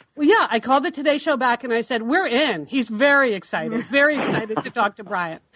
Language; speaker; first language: English; native; English